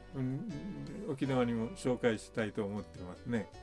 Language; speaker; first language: Japanese; non-native, fluent; Sinhala